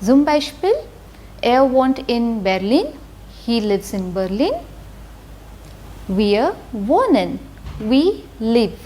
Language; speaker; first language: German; non-native, fluent; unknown